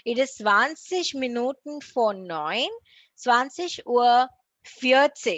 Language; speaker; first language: German; non-native, learner; Tamil